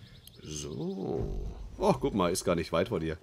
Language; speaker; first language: German; native; German